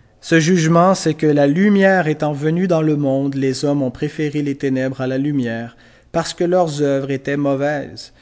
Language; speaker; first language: French; native; French